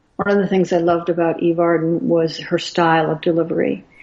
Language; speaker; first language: English; native; English